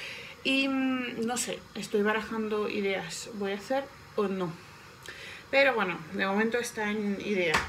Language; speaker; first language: Spanish; non-native, fluent; Georgian